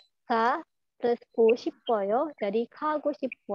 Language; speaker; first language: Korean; non-native, fluent; Indonesian